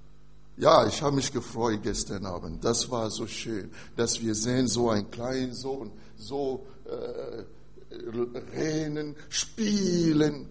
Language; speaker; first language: German; non-native, fluent; French